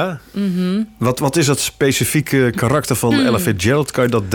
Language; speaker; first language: Dutch; native; Dutch